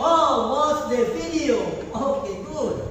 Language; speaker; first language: English; non-native, fluent; Indonesian